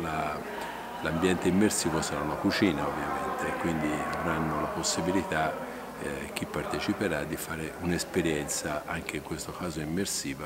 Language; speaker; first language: Italian; native; Italian